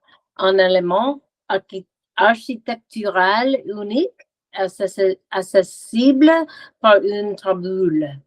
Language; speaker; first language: French; non-native, learner; English